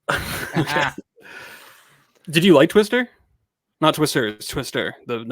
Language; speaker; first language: English; native; English